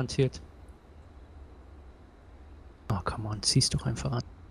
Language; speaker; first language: German; native; German